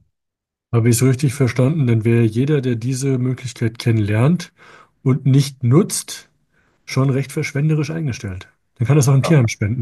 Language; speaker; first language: German; native; German